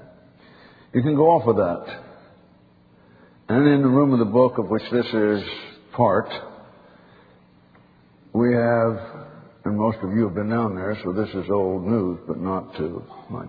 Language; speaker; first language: English; native; English